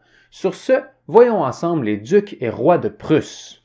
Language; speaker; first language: French; native; French